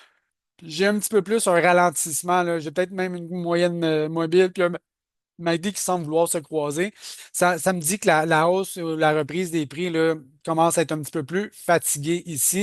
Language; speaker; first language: French; native; French